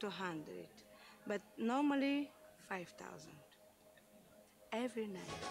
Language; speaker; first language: English; non-native, learner; Uzbek